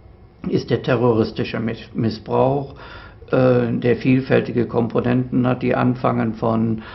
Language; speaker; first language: German; native; German